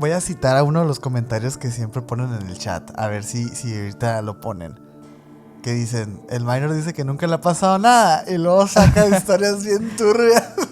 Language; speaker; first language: Spanish; native; Spanish